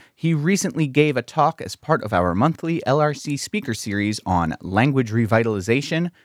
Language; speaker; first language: English; native; English